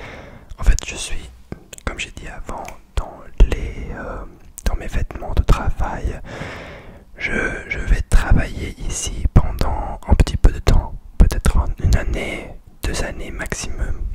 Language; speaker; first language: French; non-native, learner; English